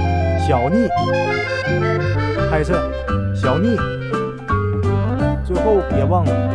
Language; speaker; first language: Chinese; native; Chinese